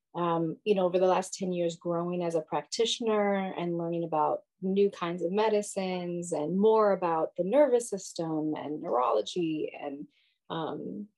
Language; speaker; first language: English; early bilingual, other home language; Yoruba